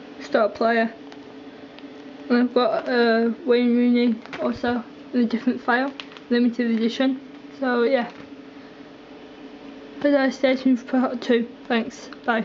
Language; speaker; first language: English; native; English